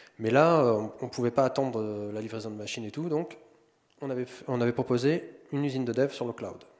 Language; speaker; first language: French; native; French